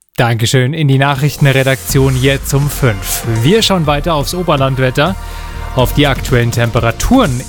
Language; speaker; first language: German; native; German